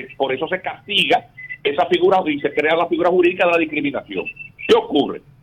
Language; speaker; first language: Spanish; native; Spanish